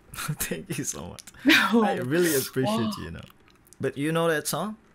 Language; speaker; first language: English; non-native, fluent; Indonesian